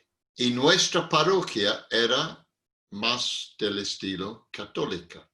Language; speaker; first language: Spanish; non-native, fluent; English